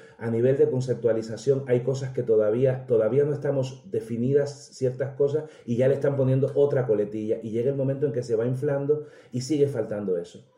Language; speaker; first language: Spanish; native; Spanish